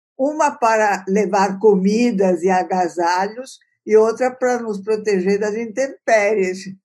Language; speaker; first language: Portuguese; early bilingual, other home language; Italian